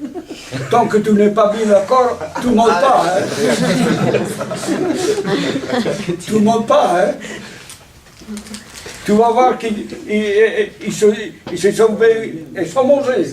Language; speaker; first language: French; non-native, fluent; Italian